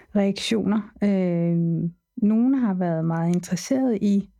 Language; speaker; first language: Danish; early bilingual, other home language; Arabic